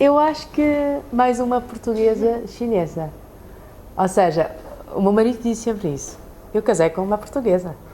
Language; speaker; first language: Portuguese; early bilingual, other home language; Chinese